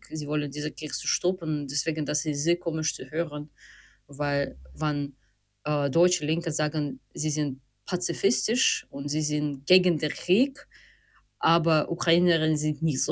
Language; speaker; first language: German; non-native, fluent; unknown